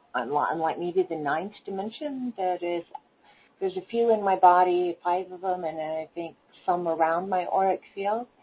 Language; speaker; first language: English; native; English